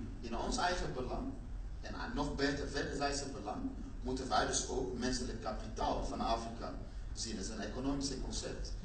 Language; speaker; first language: Dutch; non-native, fluent; Swahili